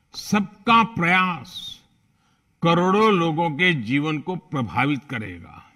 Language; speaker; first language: Hindi; non-native, local second language; Gujarati